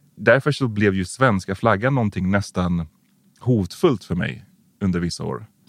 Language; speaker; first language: Swedish; early bilingual, other home language; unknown